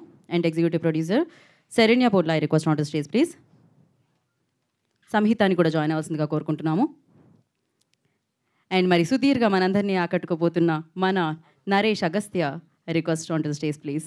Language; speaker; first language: Telugu; native; Telugu